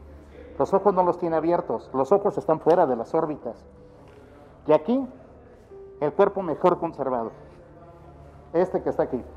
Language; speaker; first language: Spanish; native; Spanish